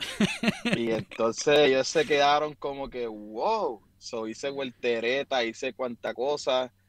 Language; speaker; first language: Spanish; native; Spanish